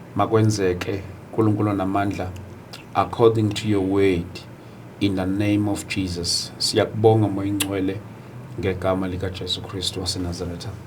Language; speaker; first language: Zulu; native; Zulu